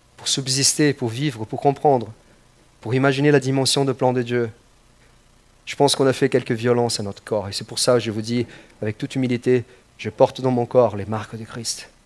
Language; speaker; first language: French; non-native, fluent; Portuguese